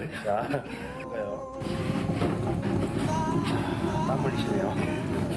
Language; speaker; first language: Korean; native; Korean